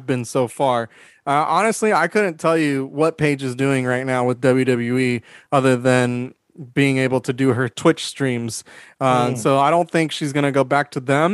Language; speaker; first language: English; native; English